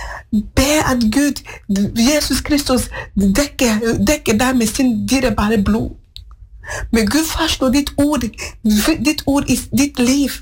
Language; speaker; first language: Swedish; non-native, learner; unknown